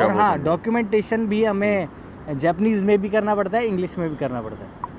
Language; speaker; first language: Hindi; native; Hindi